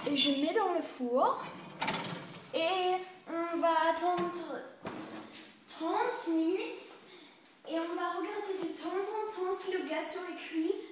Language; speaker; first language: French; early bilingual, other home language; English